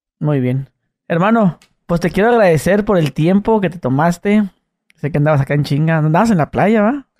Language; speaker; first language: Spanish; native; Spanish